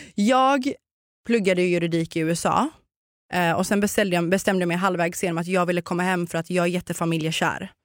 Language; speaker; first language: Swedish; early bilingual, other home language; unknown